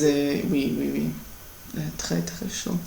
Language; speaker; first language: French; non-native, learner; Italian